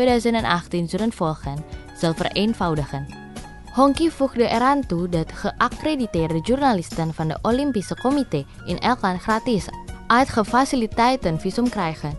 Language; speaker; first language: Dutch; non-native, fluent; Indonesian